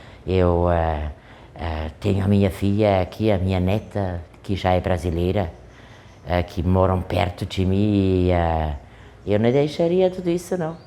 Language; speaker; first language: Portuguese; non-native, fluent; German